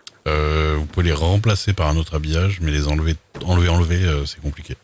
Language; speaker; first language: French; native; French